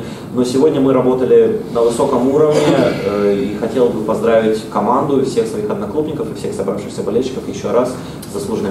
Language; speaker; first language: Russian; native; Russian